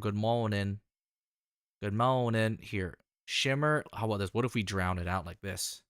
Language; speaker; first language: English; native; English